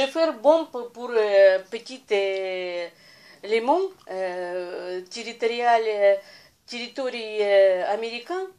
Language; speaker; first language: French; non-native, learner; Russian